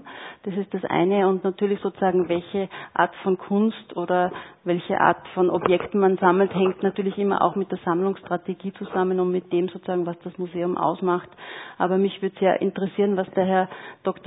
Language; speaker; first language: German; native; German